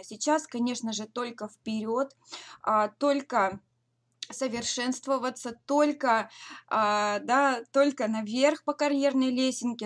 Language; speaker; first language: Russian; native; Russian